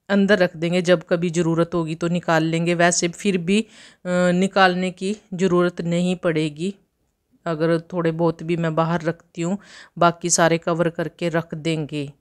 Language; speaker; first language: Hindi; native; Hindi